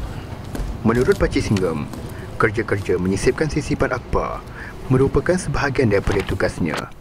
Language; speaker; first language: Malay; native; Malay